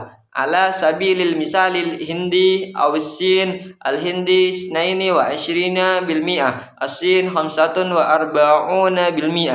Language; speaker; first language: Arabic; non-native, learner; Indonesian